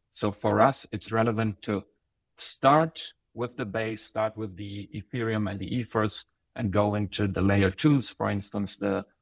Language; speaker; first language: English; non-native, fluent; Bosnian